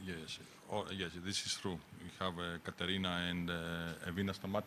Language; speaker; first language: English; non-native, learner; Greek